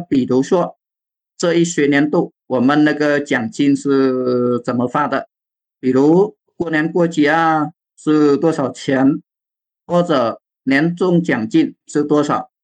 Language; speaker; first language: Chinese; non-native, fluent; Vietnamese